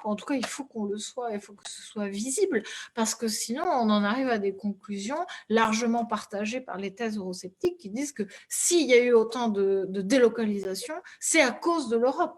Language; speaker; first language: French; native; French